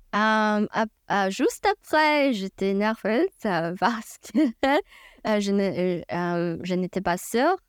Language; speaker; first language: French; non-native, fluent; Chinese